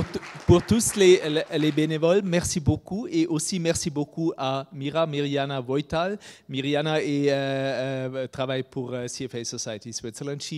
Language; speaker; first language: French; non-native, fluent; German